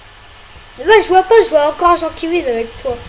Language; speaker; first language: French; native; French